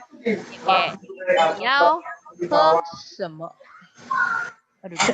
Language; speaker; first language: Chinese; non-native, fluent; Indonesian